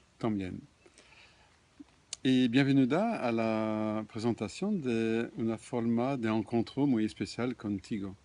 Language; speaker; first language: Spanish; non-native, fluent; French